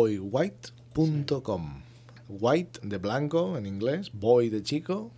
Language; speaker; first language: Spanish; native; Spanish